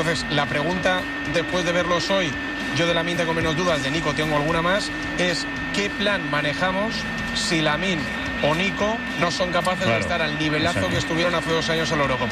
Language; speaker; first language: Spanish; native; Spanish